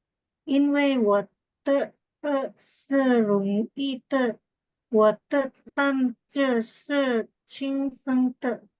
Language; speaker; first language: Chinese; non-native, learner; Indonesian